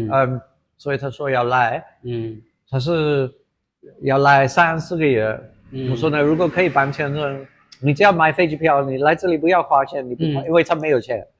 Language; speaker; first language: Chinese; non-native, fluent; English